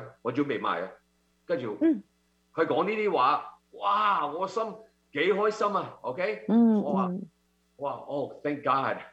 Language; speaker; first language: Cantonese; early bilingual, heritage; Cantonese